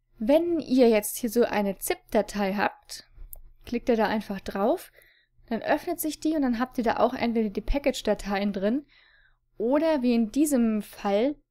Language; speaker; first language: German; native; German